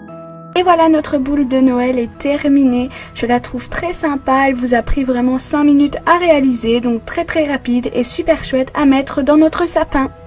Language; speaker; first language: French; native; French